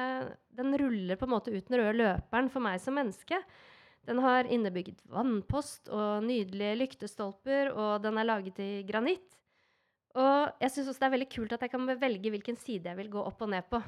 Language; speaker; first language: Norwegian; native; Norwegian